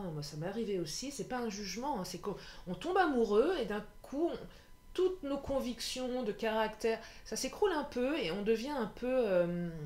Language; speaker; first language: French; native; French